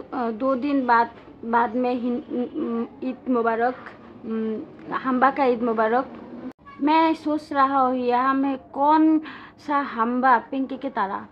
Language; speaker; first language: Hindi; non-native, learner; Bangla